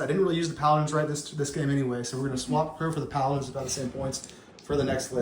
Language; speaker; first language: English; native; English